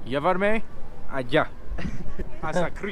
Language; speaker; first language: Spanish; non-native, learner; English